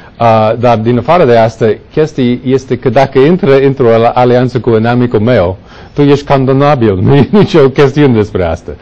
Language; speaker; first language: Romanian; non-native, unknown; English